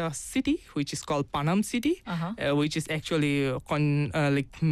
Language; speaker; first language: English; non-native, local second language; Bangla